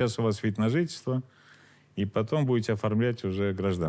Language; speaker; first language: Russian; native; Russian